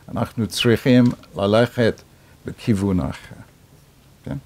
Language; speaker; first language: Hebrew; non-native, fluent; English